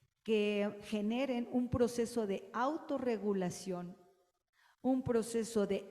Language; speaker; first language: Spanish; native; Spanish